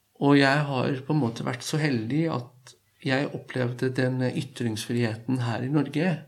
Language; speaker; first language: Norwegian; non-native, fluent; Persian